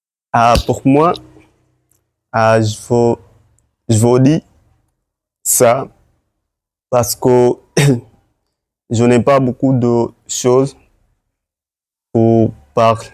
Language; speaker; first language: French; non-native, learner; Swahili